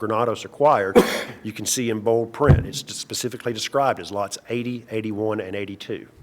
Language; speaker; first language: English; native; English